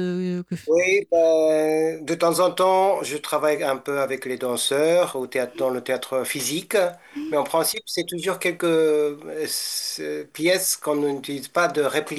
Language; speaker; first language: French; non-native, fluent; Japanese